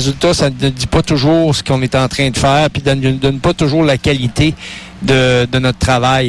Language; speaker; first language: French; native; French